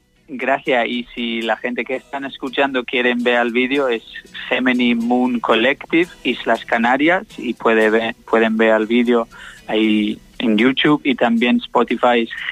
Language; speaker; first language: Spanish; non-native, learner; English